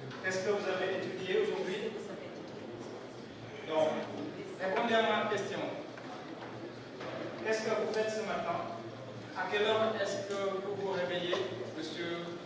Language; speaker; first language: French; non-native, fluent; Indonesian